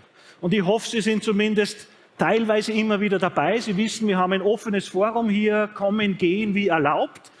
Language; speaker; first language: German; native; German